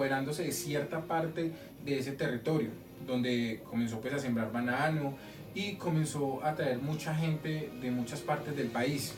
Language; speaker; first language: Spanish; native; Spanish